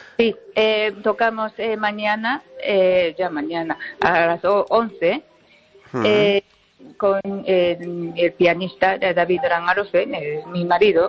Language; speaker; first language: Spanish; non-native, learner; Japanese